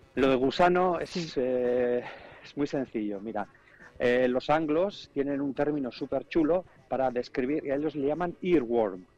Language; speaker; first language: Spanish; non-native, local second language; Basque